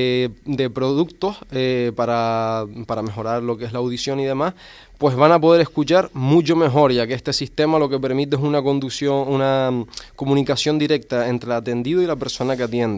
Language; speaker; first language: Spanish; native; Spanish